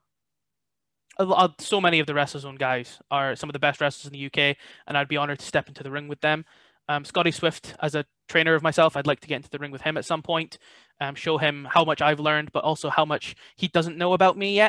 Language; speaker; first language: English; native; English